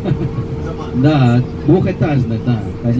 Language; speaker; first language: Russian; non-native, learner; Balinese